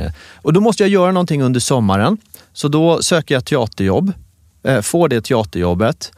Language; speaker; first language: Swedish; native; Swedish